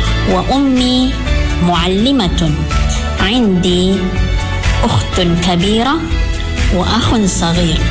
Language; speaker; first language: Arabic; non-native, fluent; Malay